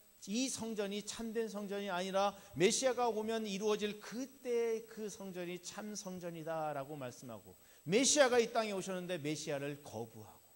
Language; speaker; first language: Korean; native; Korean